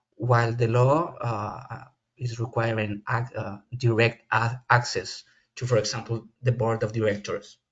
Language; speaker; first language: English; non-native, fluent; Spanish